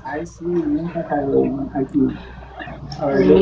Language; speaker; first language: Spanish; non-native, learner; Haitian Creole